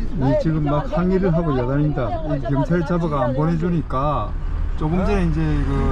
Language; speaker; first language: Korean; native; Korean